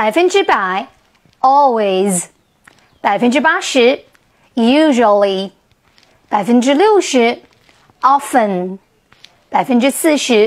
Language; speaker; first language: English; non-native, fluent; Chinese